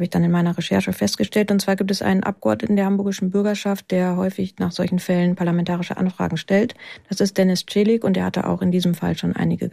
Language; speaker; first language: German; native; German